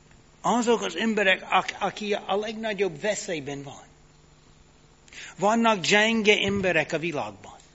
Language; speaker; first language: Hungarian; non-native, fluent; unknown